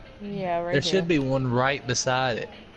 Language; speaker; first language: English; native; English